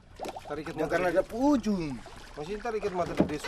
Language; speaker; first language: Indonesian; native; Indonesian